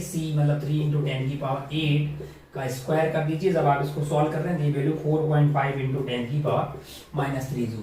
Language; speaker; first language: Hindi; native; Hindi